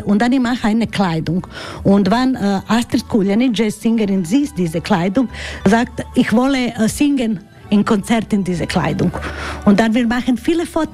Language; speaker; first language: German; non-native, learner; Croatian